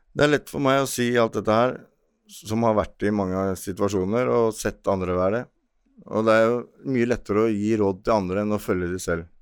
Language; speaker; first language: Norwegian; native; Norwegian